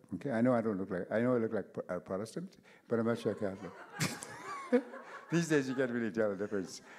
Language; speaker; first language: English; non-native, local second language; Cree